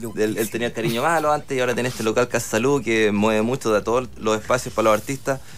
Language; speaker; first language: Spanish; native; Spanish